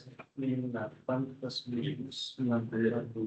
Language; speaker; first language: Indonesian; native; Indonesian